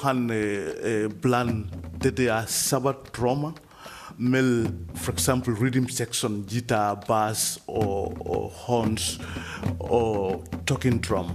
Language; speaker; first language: Danish; non-native, fluent; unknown